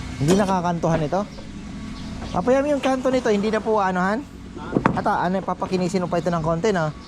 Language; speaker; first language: Filipino; non-native, local second language; Pampanga